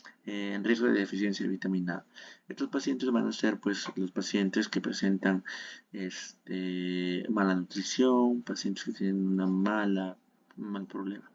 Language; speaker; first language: Spanish; native; Spanish